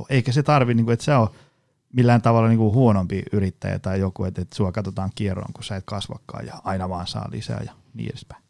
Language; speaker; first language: Finnish; native; Finnish